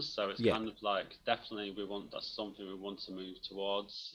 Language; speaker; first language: English; native; English